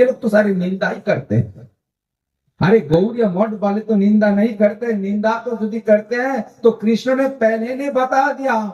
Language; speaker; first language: Hindi; non-native, local second language; Bangla